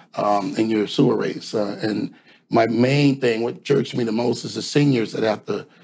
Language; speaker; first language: English; native; English